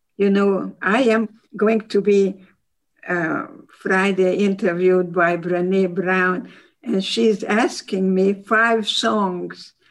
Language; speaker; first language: English; non-native, fluent; Hungarian